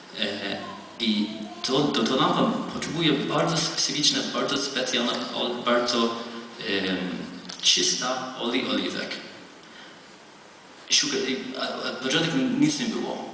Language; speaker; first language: Polish; non-native, learner; Hebrew